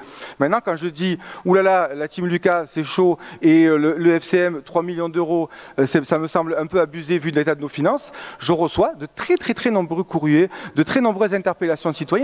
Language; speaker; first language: French; native; French